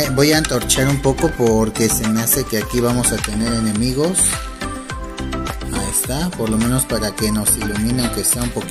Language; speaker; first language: Spanish; native; Spanish